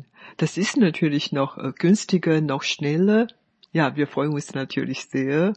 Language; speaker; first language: German; non-native, fluent; Chinese